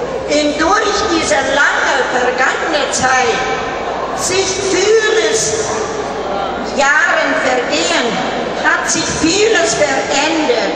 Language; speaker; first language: German; early bilingual, heritage; German